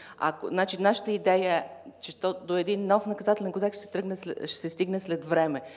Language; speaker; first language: Bulgarian; native; Bulgarian